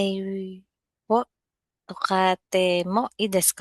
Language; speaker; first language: Japanese; non-native, learner; Filipino